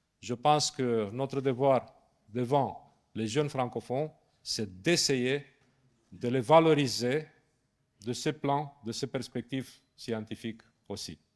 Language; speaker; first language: French; non-native, fluent; Romanian